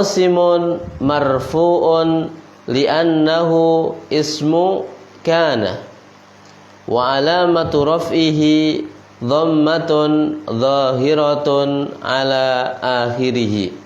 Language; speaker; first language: Arabic; non-native, fluent; Indonesian